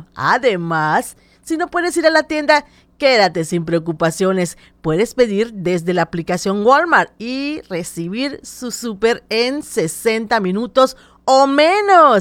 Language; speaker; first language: Spanish; native; Spanish